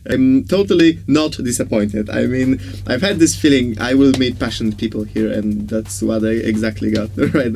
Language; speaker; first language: English; non-native, fluent; Polish